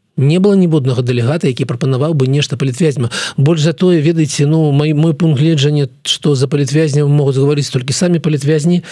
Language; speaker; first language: Belarusian; native; Belarusian